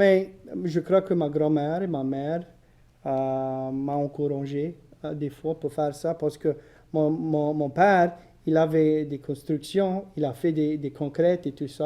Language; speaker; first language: French; non-native, local second language; English